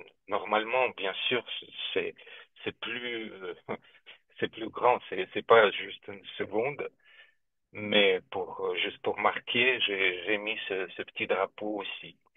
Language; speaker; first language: French; non-native, fluent; Russian